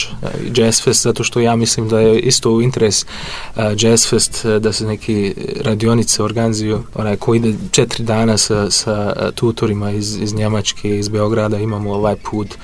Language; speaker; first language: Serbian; non-native, fluent; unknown